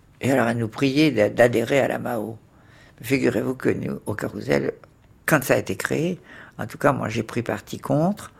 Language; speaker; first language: French; native; French